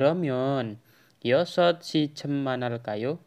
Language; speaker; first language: Korean; non-native, learner; Indonesian